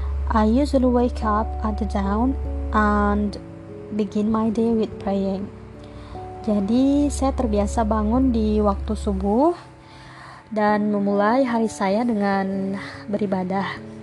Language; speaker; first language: English; non-native, fluent; Indonesian